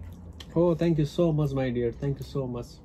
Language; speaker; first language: English; non-native, local second language; Hindi